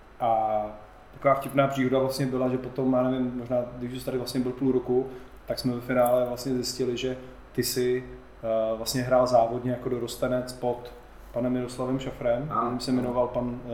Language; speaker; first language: Czech; native; Czech